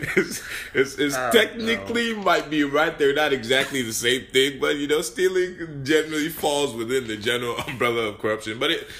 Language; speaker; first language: English; non-native, local second language; Yoruba